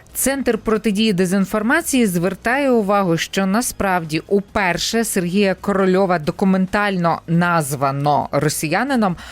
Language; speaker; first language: Ukrainian; native; Ukrainian